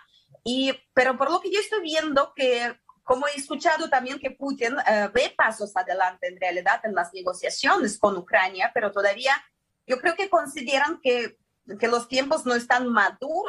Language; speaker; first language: Spanish; early bilingual, heritage; Russian